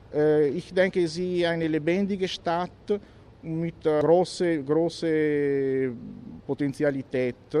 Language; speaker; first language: German; non-native, learner; Italian